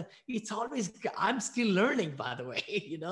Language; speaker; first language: English; non-native, local second language; Hindi